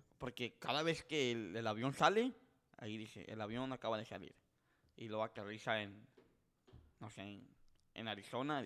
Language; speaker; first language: Spanish; early bilingual, heritage; Spanish